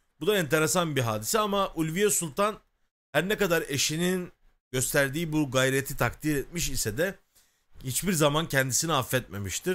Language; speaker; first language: Turkish; native; Turkish